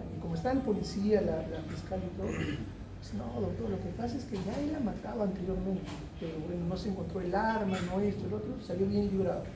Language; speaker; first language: Spanish; native; Spanish